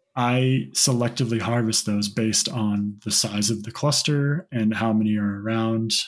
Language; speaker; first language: English; native; English